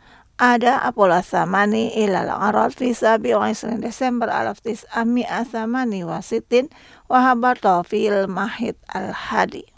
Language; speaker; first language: Arabic; non-native, fluent; Indonesian